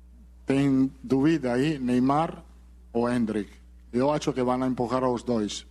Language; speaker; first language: Portuguese; non-native, learner; Italian